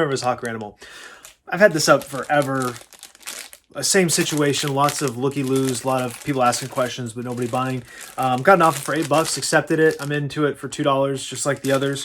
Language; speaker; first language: English; native; English